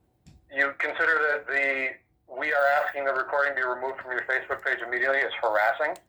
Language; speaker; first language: English; native; English